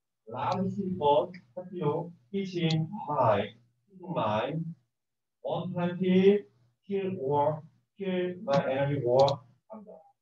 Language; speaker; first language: English; non-native, learner; Korean